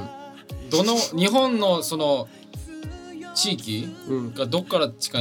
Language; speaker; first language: Japanese; native; Japanese